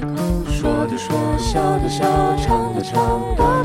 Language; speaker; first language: Chinese; native; Chinese